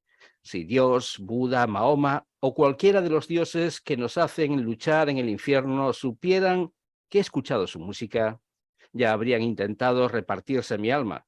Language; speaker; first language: Spanish; native; Spanish